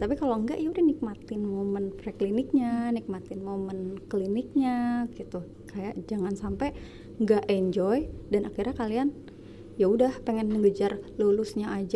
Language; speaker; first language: Indonesian; native; Indonesian